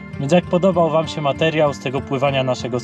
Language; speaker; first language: Polish; native; Polish